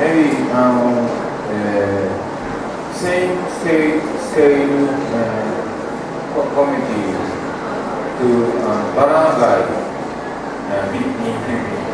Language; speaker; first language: English; non-native, learner; Japanese